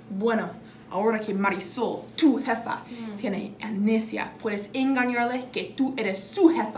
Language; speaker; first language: Spanish; non-native, learner; English